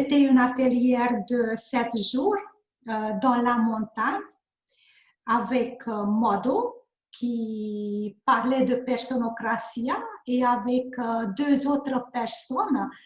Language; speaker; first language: French; non-native, learner; Hungarian